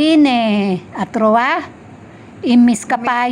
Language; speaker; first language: Hebrew; non-native, learner; Filipino